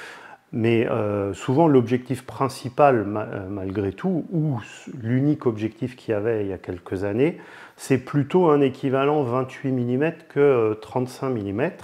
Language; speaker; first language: French; native; French